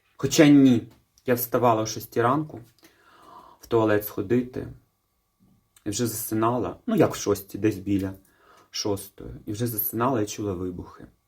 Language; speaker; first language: Ukrainian; non-native, local second language; Russian